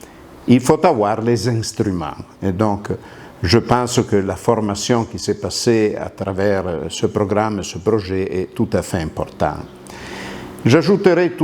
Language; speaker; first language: French; non-native, local second language; Italian